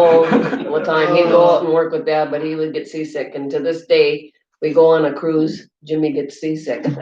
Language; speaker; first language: English; native; English